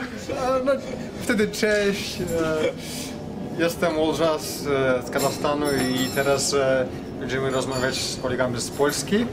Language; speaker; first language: Polish; non-native, learner; Kazakh